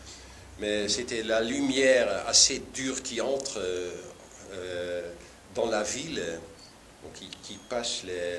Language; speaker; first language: French; non-native, learner; Dutch